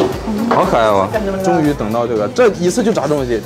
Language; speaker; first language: Chinese; native; Chinese